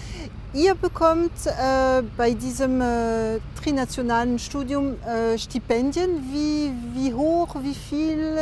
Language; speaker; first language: German; non-native, fluent; French